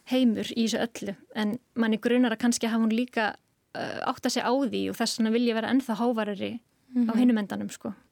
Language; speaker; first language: Icelandic; native; Icelandic